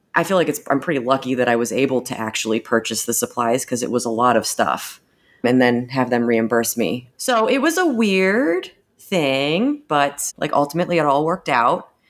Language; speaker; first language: English; native; English